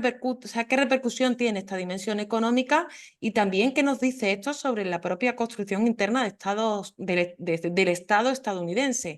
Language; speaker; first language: Spanish; native; Spanish